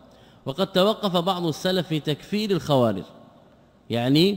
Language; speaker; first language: Arabic; native; Arabic